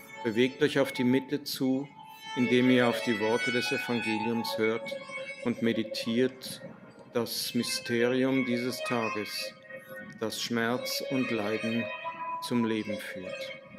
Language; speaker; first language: German; native; German